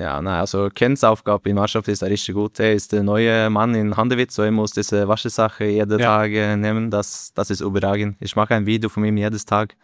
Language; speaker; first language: German; non-native, learner; Norwegian